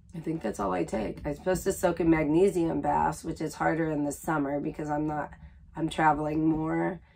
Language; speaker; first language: English; native; English